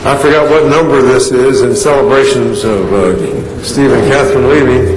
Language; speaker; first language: English; native; English